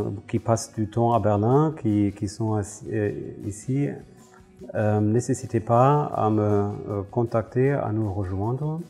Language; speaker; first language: French; non-native, fluent; German